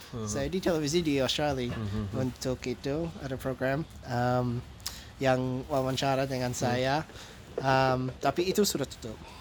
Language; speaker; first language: Indonesian; non-native, fluent; English